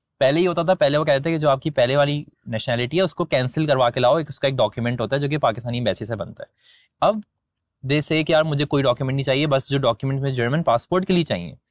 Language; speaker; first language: Urdu; native; Urdu